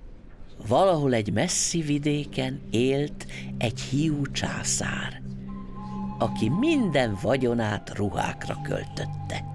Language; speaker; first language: Hungarian; native; Hungarian